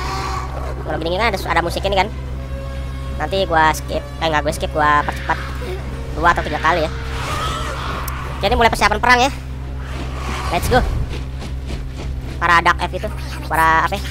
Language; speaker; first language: Indonesian; native; Indonesian